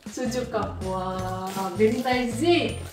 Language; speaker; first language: Korean; non-native, fluent; Cebuano